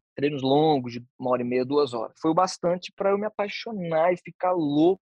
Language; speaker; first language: Portuguese; native; Portuguese